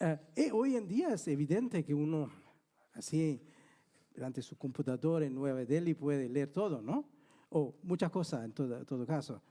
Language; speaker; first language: Spanish; non-native, fluent; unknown